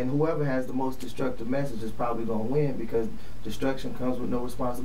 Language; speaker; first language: English; native; English